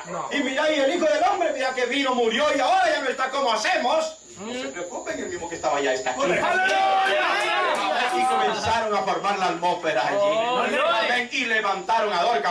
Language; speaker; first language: Spanish; native; Spanish